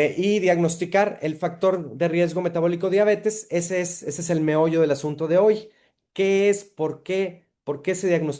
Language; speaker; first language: Spanish; native; Spanish